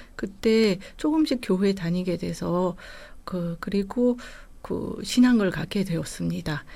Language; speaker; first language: Korean; non-native, fluent; Japanese